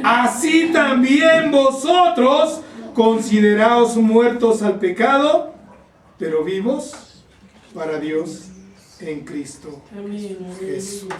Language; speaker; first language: Spanish; native; Spanish